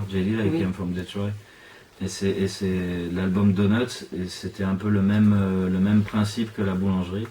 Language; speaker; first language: French; native; French